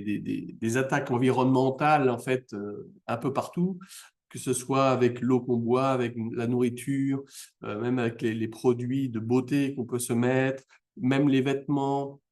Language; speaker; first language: French; native; French